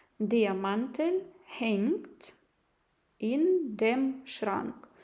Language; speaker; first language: German; non-native, fluent; Ukrainian